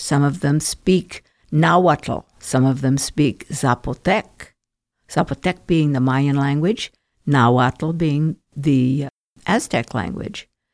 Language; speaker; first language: English; native; English